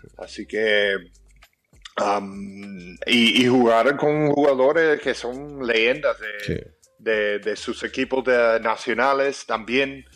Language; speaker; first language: Spanish; early bilingual, heritage; English